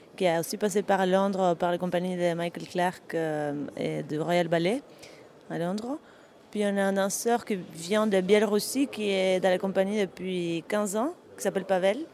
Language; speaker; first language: French; non-native, fluent; Spanish